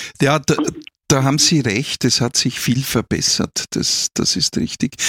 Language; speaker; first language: German; native; German